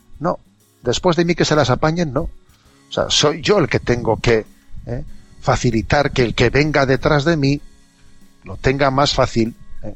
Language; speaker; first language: Spanish; native; Spanish